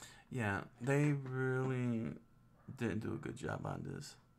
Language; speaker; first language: English; native; English